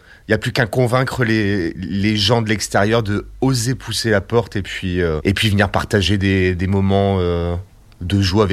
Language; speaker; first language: French; native; French